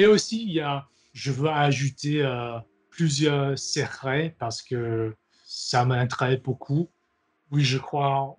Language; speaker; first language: French; non-native, learner; English